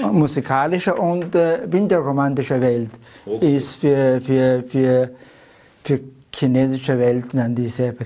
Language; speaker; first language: German; non-native, learner; Chinese